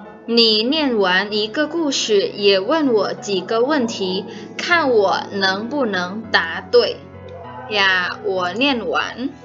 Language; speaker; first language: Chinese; non-native, fluent; Indonesian